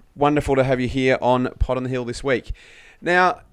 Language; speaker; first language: English; native; English